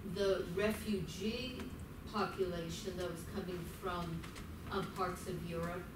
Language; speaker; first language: English; early bilingual, other home language; Arabic